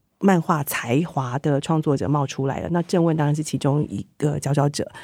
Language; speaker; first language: Chinese; native; Chinese